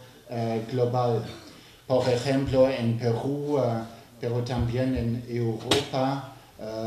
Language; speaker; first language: Spanish; non-native, learner; French